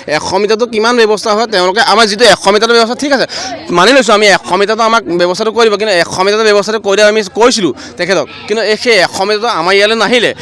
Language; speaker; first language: Assamese; native; Assamese